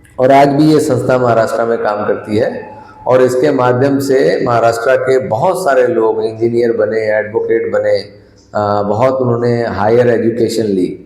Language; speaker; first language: Hindi; non-native, local second language; Punjabi